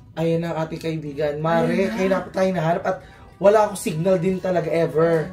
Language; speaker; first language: Filipino; native; Filipino